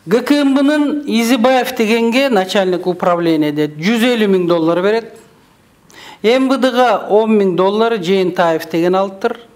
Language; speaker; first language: Russian; non-native, local second language; Kyrgyz